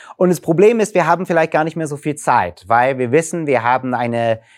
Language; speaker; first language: German; non-native, fluent; English